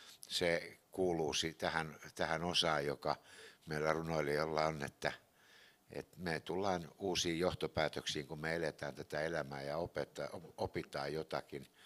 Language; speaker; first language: Finnish; native; Finnish